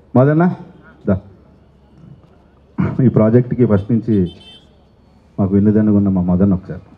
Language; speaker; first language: Telugu; native; Telugu